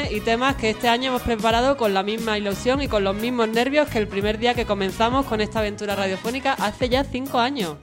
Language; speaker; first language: Spanish; native; Spanish